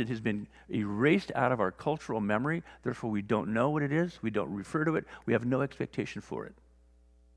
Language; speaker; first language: English; native; English